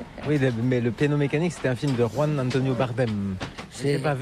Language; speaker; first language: French; native; French